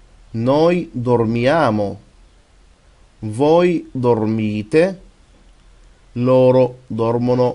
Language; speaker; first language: Italian; non-native, fluent; Arabic